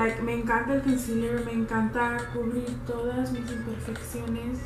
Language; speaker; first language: Spanish; early bilingual, other home language; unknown